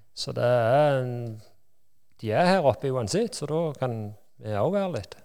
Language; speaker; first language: Norwegian; native; Norwegian